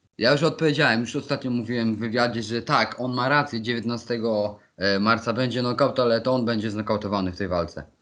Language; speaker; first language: Polish; native; Polish